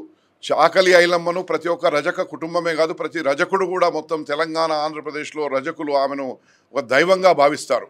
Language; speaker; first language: Telugu; native; Telugu